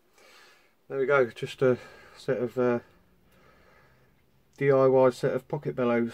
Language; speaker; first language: English; native; English